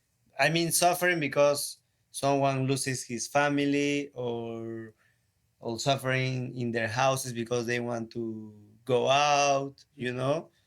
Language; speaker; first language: English; non-native, learner; Spanish